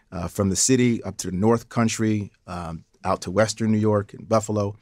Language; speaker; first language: English; native; English